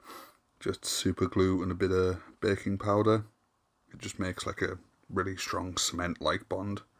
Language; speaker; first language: English; native; English